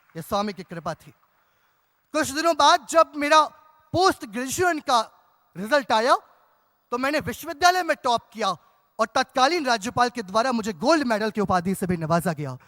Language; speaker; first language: Hindi; native; Hindi